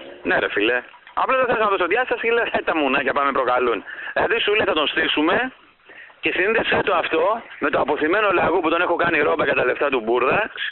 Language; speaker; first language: Greek; native; Greek